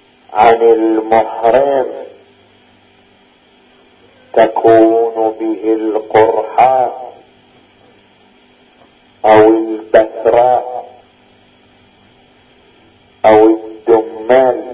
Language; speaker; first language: Arabic; native; Arabic